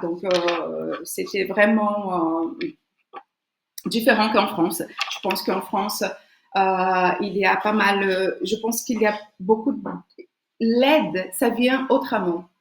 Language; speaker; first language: French; non-native, fluent; Portuguese